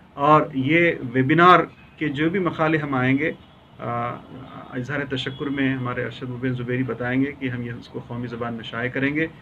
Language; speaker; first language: Urdu; native; Urdu